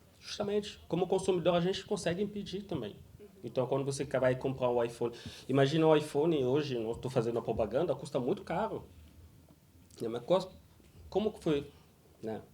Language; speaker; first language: Portuguese; non-native, fluent; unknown